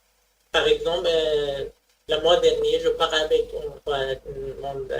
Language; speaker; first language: French; non-native, learner; Persian